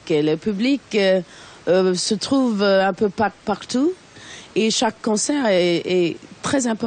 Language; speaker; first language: French; non-native, fluent; English